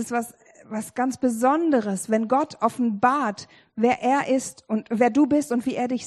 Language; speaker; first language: German; native; German